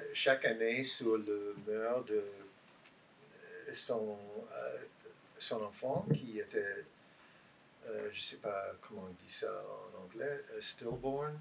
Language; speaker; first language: French; non-native, learner; English